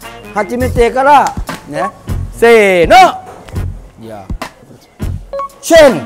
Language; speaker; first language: Japanese; non-native, learner; Thai